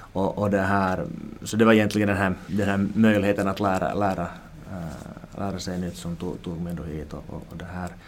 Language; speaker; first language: Swedish; native; Swedish